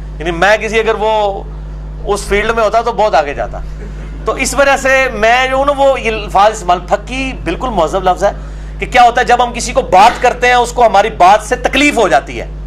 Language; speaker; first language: Urdu; non-native, local second language; Punjabi